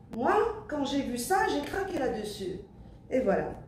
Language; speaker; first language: French; non-native, local second language; Arabic